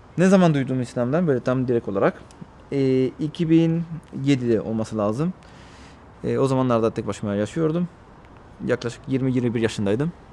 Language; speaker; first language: Turkish; non-native, fluent; Spanish